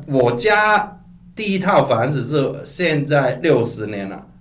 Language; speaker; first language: Chinese; non-native, local second language; Cantonese